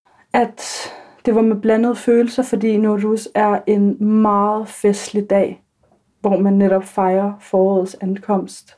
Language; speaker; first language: Danish; early bilingual, other home language; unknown